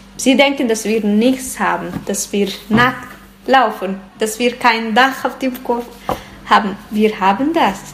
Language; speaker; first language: German; non-native, learner; Tigrinya